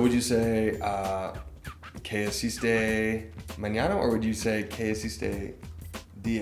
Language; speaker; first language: Spanish; non-native, learner; English